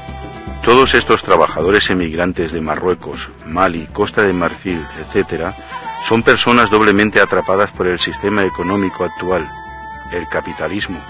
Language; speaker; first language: Spanish; native; Spanish